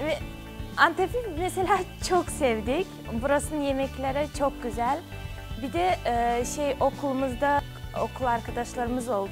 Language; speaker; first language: Turkish; non-native, learner; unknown